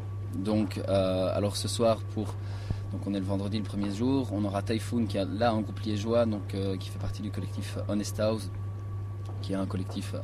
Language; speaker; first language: French; native; French